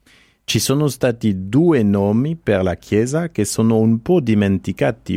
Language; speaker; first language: Italian; non-native, fluent; French